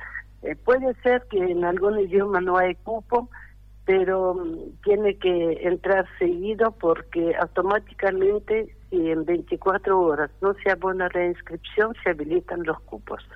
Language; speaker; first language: Spanish; non-native, fluent; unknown